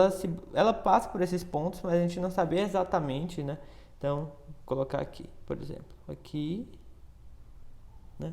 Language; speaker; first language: Portuguese; native; Portuguese